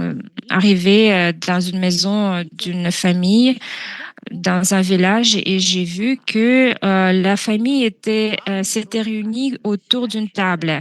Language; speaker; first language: French; non-native, fluent; Russian